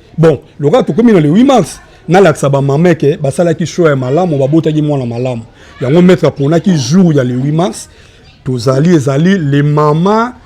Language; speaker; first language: Lingala; native; Lingala